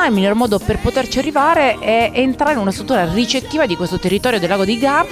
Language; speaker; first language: Italian; native; Italian